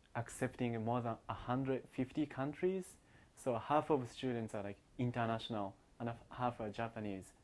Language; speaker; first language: English; non-native, learner; Japanese